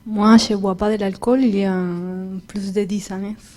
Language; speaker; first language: French; non-native, fluent; Spanish